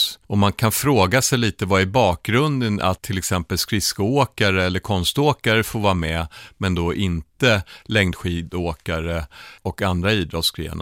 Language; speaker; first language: Swedish; native; Swedish